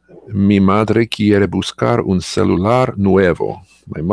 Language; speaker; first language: Spanish; non-native, learner; English